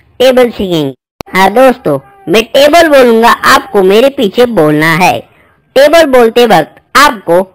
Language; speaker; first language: Hindi; native; Hindi